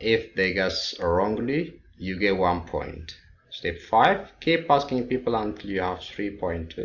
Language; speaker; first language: English; non-native, local second language; Amharic